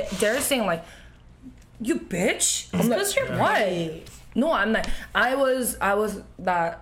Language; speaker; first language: English; non-native, fluent; Korean